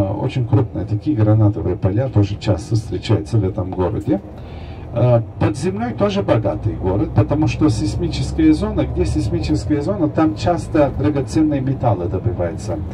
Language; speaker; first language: Russian; non-native, fluent; Turkish